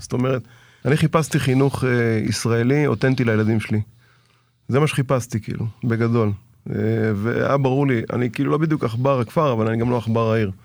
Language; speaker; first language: Hebrew; native; Hebrew